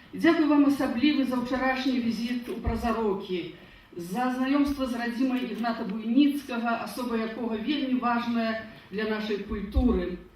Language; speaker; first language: Belarusian; native; Belarusian